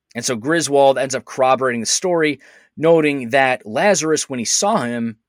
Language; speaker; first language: English; native; English